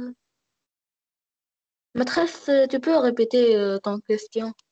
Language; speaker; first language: French; non-native, learner; Arabic